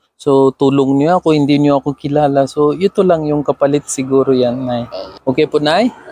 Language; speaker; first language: Filipino; non-native, learner; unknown